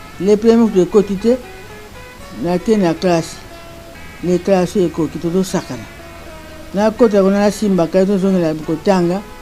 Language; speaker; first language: Lingala; non-native, local second language; Kongo